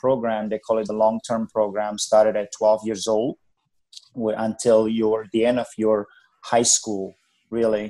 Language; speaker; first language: English; non-native, fluent; Indonesian